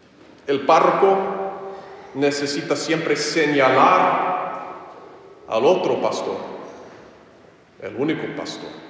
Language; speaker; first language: Spanish; non-native, fluent; English